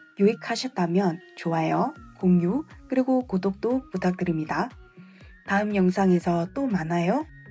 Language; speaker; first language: Korean; non-native, fluent; Vietnamese